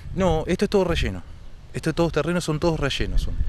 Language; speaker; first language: Spanish; native; Spanish